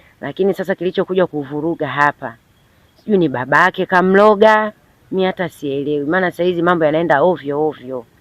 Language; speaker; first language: Swahili; native; Swahili